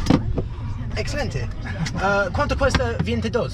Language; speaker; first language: Spanish; non-native, learner; English